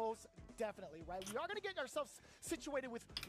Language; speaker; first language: English; native; English